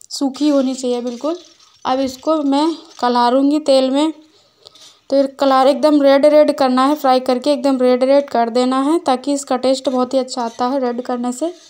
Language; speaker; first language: Hindi; native; Hindi